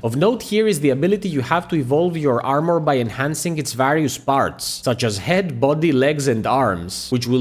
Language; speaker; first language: English; native; English